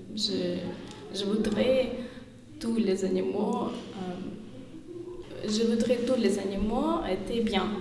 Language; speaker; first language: French; non-native, fluent; Ukrainian